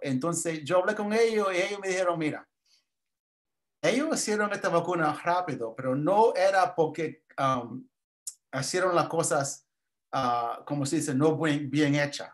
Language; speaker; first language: Spanish; early bilingual, heritage; English